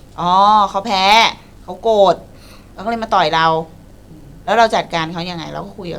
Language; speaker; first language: Thai; native; Thai